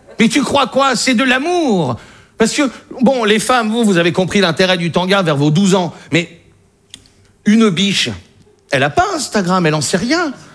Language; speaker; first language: French; native; French